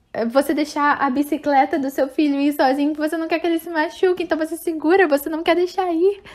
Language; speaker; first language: Portuguese; non-native, fluent; English